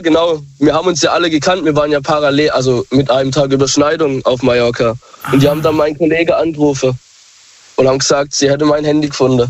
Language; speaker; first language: German; native; German